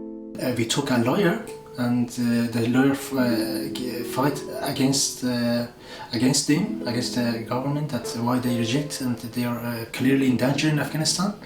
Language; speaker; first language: English; non-native, learner; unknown